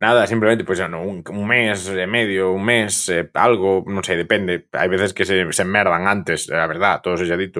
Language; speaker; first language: Spanish; non-native, local second language; Galician